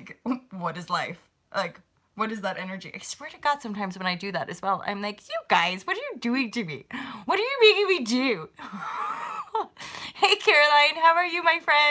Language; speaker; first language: English; native; English